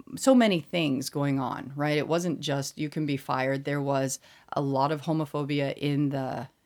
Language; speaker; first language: English; native; English